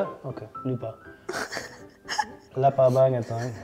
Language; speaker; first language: Indonesian; non-native, learner; English